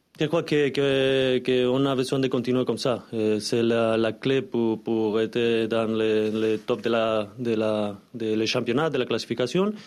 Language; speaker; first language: French; non-native, learner; Spanish